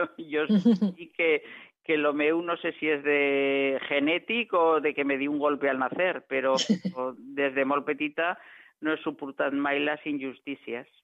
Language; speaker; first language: Catalan; non-native, local second language; Spanish